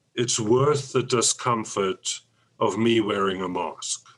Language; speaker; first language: English; native; English